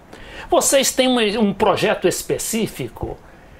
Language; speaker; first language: Portuguese; native; Portuguese